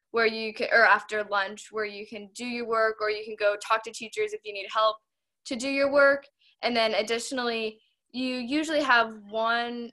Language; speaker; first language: English; native; English